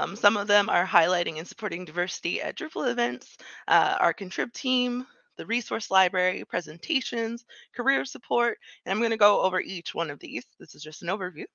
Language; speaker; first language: English; native; English